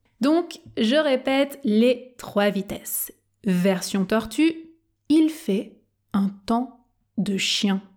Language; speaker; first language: French; native; French